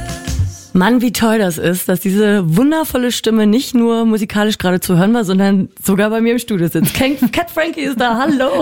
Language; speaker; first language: German; native; German